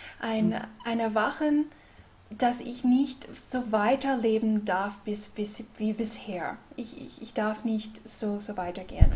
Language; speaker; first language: German; non-native, fluent; English